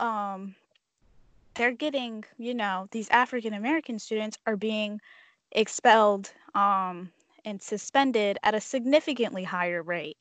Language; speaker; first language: English; native; English